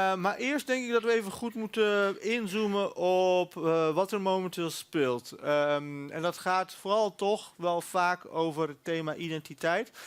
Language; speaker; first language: Dutch; early bilingual, other home language; Turkish